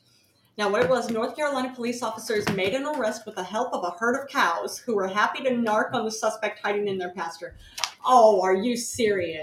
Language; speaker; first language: English; native; English